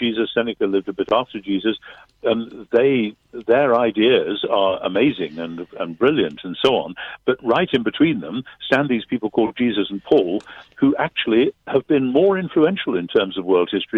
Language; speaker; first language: English; native; English